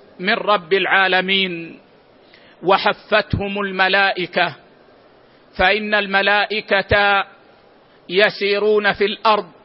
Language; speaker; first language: Arabic; native; Arabic